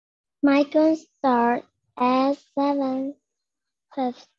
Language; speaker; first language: English; non-native, learner; Vietnamese